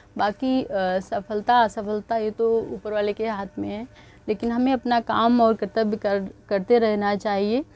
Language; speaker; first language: Hindi; native; Hindi